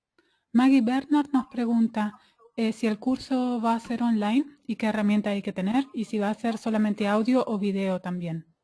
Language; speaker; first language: Spanish; native; Spanish